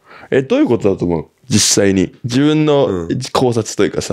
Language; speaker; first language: Japanese; native; Japanese